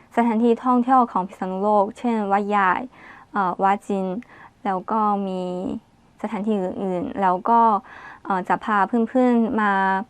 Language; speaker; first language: Thai; non-native, learner; Chinese